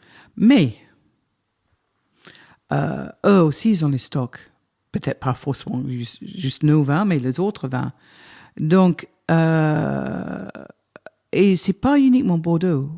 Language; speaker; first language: French; non-native, fluent; English